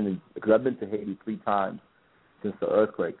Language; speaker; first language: English; non-native, fluent; Haitian Creole